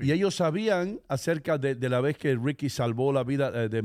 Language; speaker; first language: Spanish; native; Spanish